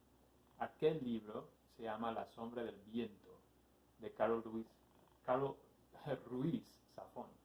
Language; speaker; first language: Spanish; non-native, fluent; English